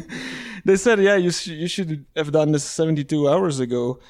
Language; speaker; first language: English; non-native, fluent; Dutch